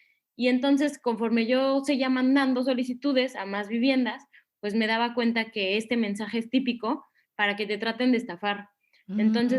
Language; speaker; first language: Spanish; native; Spanish